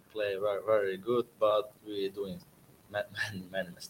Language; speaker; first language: English; non-native, learner; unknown